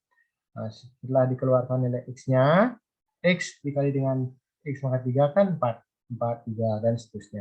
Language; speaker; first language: Indonesian; native; Indonesian